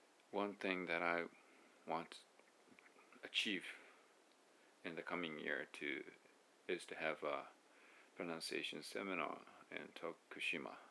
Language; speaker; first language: English; non-native, fluent; Japanese